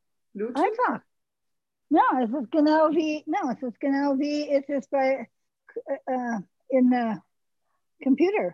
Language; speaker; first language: German; early bilingual, heritage; English